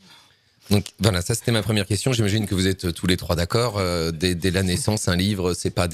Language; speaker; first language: French; native; French